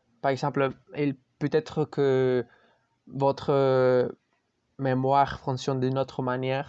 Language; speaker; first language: French; non-native, learner; Spanish